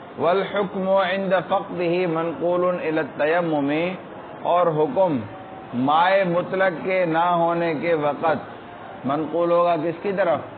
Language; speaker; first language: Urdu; non-native, local second language; Sindhi